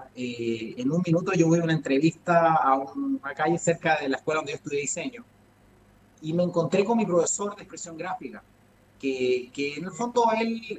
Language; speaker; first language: Spanish; native; Spanish